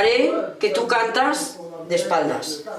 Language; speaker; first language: Spanish; native; Spanish